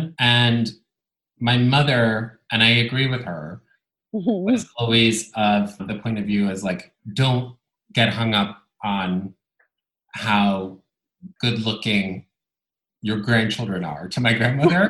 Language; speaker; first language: English; non-native, fluent; Italian